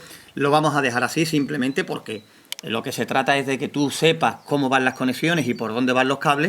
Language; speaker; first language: Spanish; native; Spanish